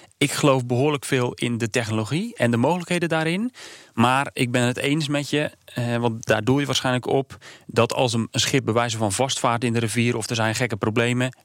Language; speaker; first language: Dutch; native; Dutch